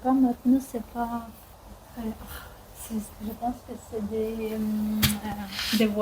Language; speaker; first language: French; non-native, fluent; Ukrainian